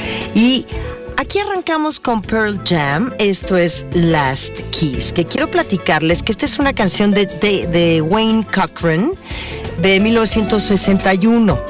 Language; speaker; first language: Spanish; native; Spanish